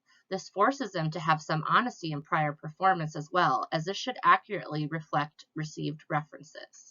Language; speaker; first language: English; native; English